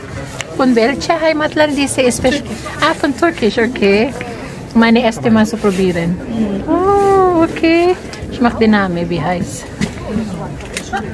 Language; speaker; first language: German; non-native, learner; Filipino